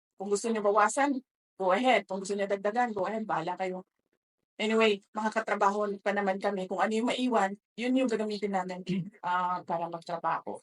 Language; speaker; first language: Filipino; non-native, local second language; Cebuano